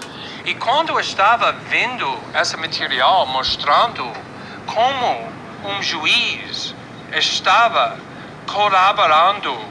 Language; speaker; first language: Portuguese; non-native, fluent; English